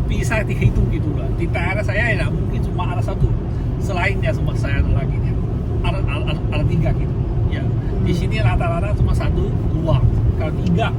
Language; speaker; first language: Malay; non-native, fluent; Chinese